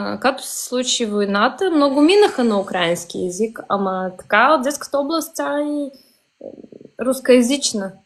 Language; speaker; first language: Bulgarian; early bilingual, heritage; Bulgarian